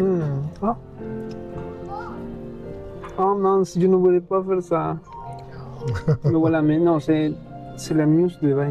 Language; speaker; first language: French; non-native, fluent; Spanish